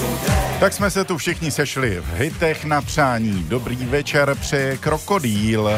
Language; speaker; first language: Czech; native; Czech